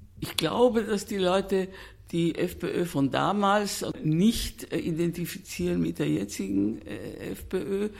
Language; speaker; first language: German; native; German